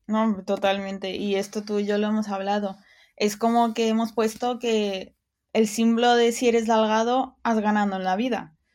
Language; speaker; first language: Spanish; early bilingual, other home language; English